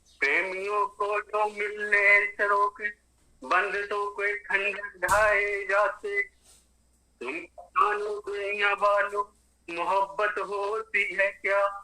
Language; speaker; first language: Hindi; native; Hindi